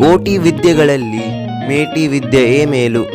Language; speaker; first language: Kannada; native; Kannada